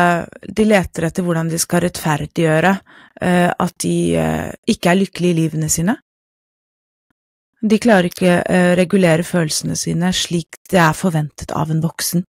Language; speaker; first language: Norwegian; non-native, fluent; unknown